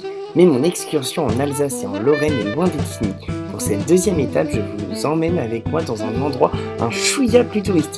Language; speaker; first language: French; native; French